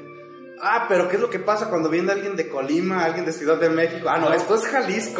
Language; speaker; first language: Spanish; native; Spanish